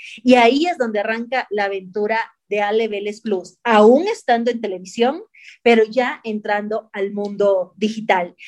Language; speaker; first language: Spanish; native; Spanish